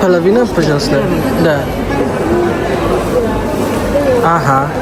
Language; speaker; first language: Russian; non-native, learner; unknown